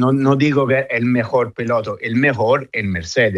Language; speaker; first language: Spanish; non-native, fluent; Italian